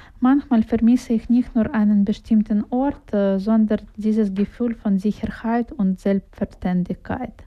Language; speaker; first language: German; non-native, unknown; Russian